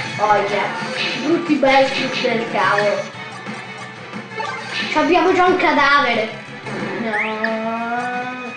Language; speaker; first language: Italian; native; Italian